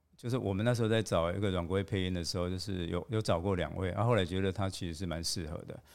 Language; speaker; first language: Chinese; native; Chinese